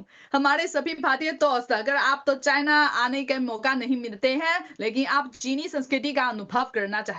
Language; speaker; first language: Hindi; non-native, learner; Chinese